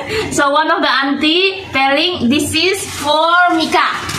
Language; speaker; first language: English; non-native, learner; Indonesian